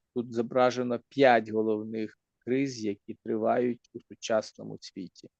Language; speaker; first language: Ukrainian; native; Ukrainian